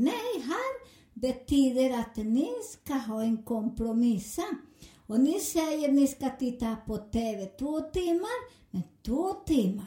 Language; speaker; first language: Swedish; non-native, learner; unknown